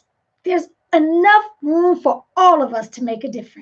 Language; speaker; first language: English; native; English